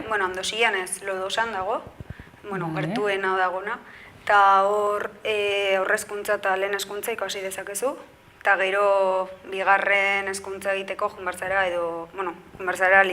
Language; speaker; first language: Basque; non-native, local second language; Spanish